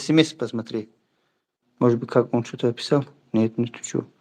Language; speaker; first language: Russian; non-native, fluent; Tajik